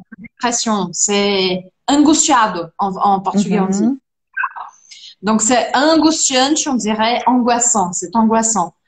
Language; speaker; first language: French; non-native, fluent; Portuguese